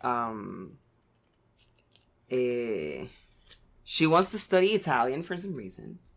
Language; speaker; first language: English; non-native, local second language; Spanish